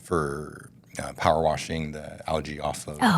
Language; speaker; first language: English; native; English